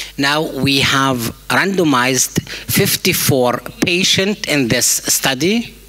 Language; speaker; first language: English; non-native, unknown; Arabic